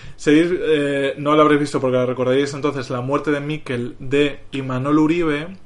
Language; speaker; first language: Spanish; native; Spanish